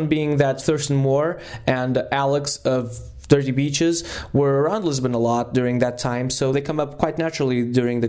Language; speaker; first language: English; non-native, fluent; Portuguese